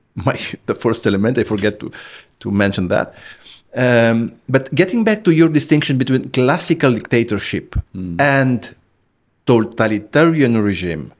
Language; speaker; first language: English; non-native, fluent; Romanian